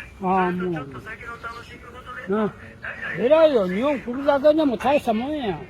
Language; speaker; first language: Japanese; native; Japanese